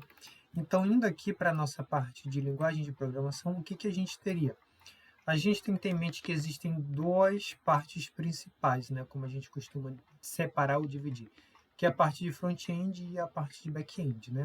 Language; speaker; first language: Portuguese; native; Portuguese